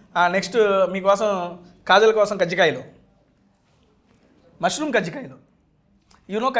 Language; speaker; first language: Telugu; native; Telugu